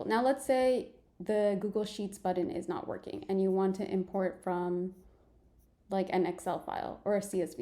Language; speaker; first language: English; native; English